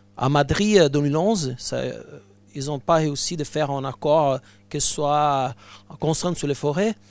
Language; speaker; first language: French; non-native, fluent; Portuguese